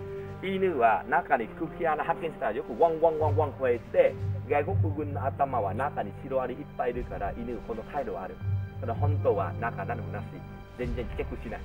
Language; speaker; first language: Japanese; non-native, learner; Vietnamese